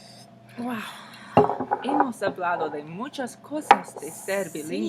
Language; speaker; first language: Spanish; non-native, learner; English